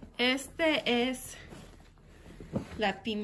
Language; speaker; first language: Spanish; early bilingual, heritage; English